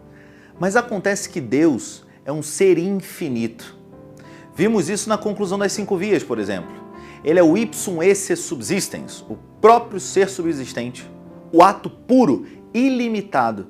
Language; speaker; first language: Portuguese; native; Portuguese